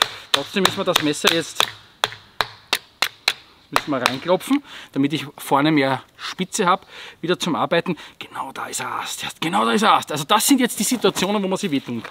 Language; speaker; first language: German; native; German